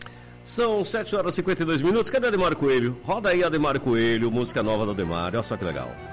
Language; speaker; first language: Portuguese; native; Portuguese